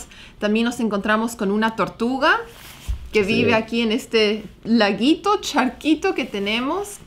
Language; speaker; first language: Spanish; native; Spanish